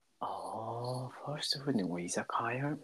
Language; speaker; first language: English; non-native, learner; Japanese